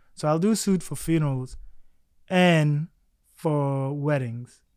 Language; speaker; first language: English; early bilingual, other home language; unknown